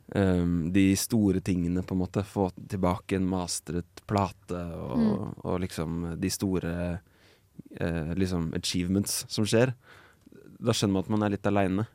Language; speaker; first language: Norwegian; native; Norwegian